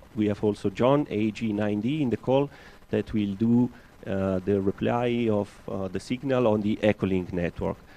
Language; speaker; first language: English; non-native, fluent; Italian